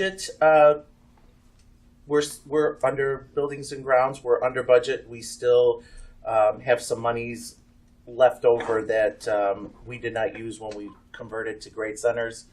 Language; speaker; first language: English; native; English